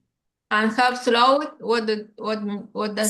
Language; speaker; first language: English; non-native, learner; Spanish